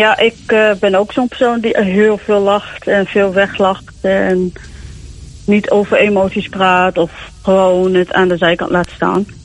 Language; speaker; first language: Dutch; early bilingual, other home language; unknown